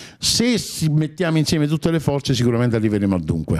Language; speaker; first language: Italian; native; Italian